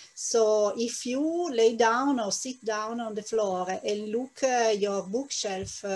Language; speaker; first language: English; non-native, fluent; Italian